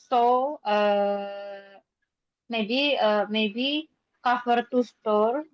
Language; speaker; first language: English; non-native, learner; Indonesian